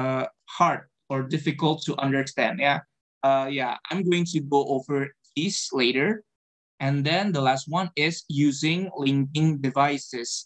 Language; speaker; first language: English; non-native, fluent; Indonesian